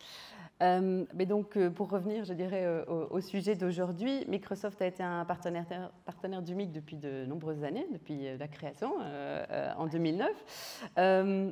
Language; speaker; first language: French; native; French